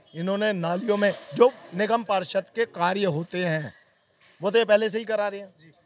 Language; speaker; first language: Hindi; native; Hindi